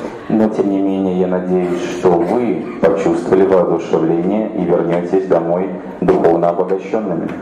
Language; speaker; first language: Russian; native; Russian